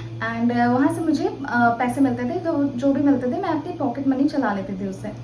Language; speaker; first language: Hindi; native; Hindi